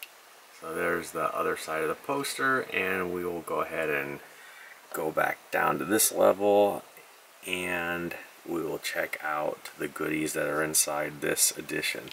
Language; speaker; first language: English; native; English